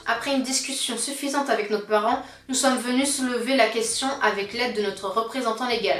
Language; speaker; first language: French; native; French